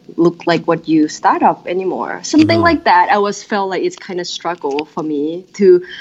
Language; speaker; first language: English; non-native, fluent; Thai